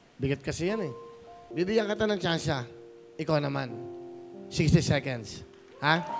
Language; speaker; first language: Filipino; native; Filipino